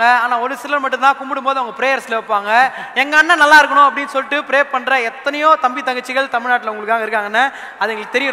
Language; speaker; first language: Tamil; native; Tamil